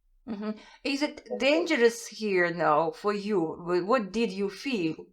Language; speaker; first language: English; non-native, fluent; Russian